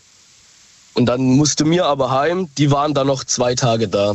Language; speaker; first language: German; native; German